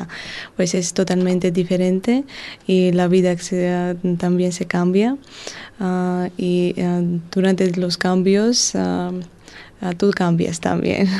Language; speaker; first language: Spanish; non-native, learner; Georgian